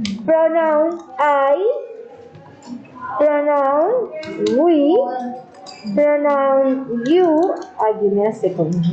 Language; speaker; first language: English; non-native, learner; Spanish